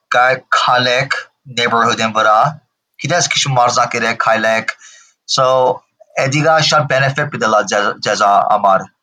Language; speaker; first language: Armenian; early bilingual, heritage; Armenian